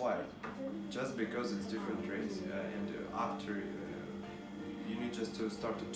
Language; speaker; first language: English; non-native, learner; Russian